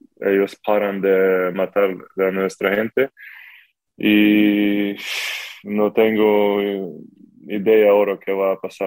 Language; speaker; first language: Spanish; non-native, learner; Ukrainian